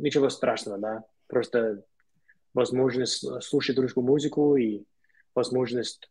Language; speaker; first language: Russian; non-native, learner; English